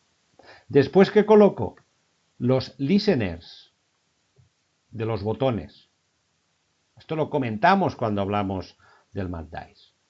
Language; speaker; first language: Spanish; native; Spanish